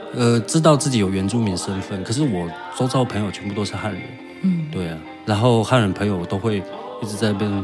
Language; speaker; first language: Chinese; native; Chinese